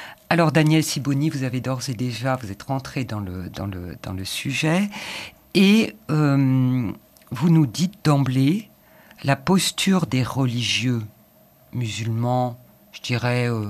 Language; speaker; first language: French; native; French